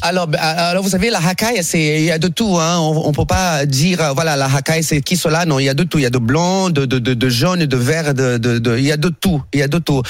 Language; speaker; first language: French; non-native, fluent; Portuguese